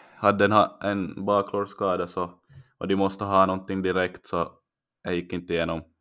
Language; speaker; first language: Swedish; native; Swedish